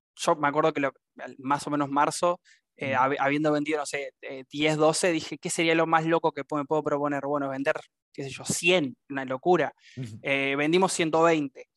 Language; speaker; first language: Spanish; native; Spanish